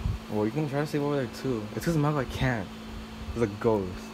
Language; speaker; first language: English; early bilingual, other home language; Spanish